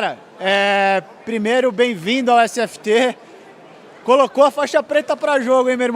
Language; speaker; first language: Portuguese; native; Portuguese